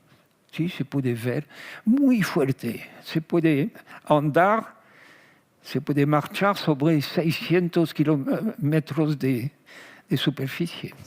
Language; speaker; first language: Spanish; non-native, fluent; French